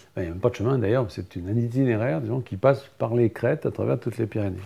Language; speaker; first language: French; native; French